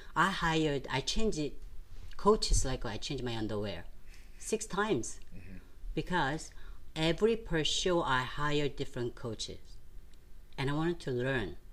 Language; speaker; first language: English; non-native, fluent; Korean